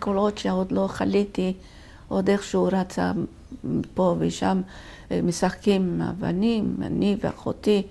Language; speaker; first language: Hebrew; non-native, fluent; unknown